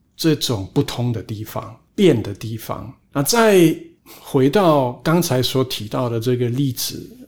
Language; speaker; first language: Chinese; non-native, fluent; German